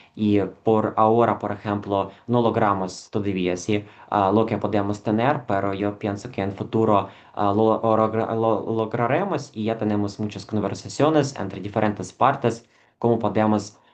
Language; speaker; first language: Spanish; non-native, fluent; Ukrainian